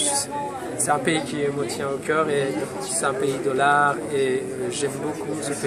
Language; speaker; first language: French; non-native, fluent; Persian